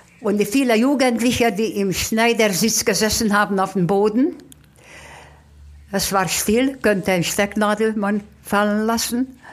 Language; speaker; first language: German; non-native, fluent; Hungarian